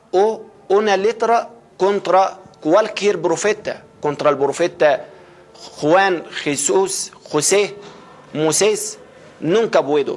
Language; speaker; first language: Spanish; non-native, fluent; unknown